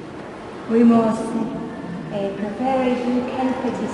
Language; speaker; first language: French; non-native, learner; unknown